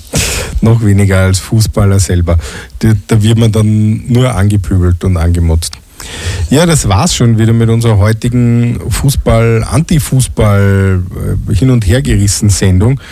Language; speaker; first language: German; native; German